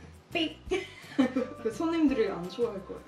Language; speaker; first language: Korean; non-native, fluent; Swedish